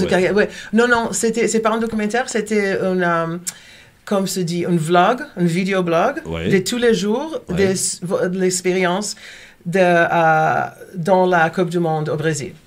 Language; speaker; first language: French; non-native, learner; Portuguese